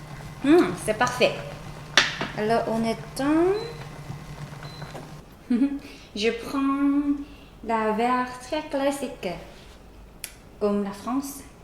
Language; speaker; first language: French; non-native, learner; Korean